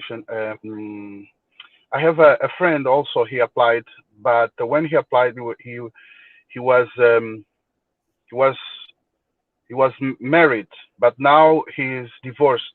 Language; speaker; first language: English; non-native, learner; Portuguese